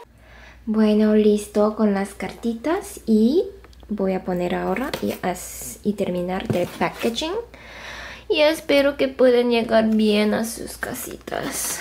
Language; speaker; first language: Spanish; non-native, fluent; Korean